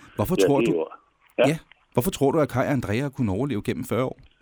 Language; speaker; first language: Danish; native; Danish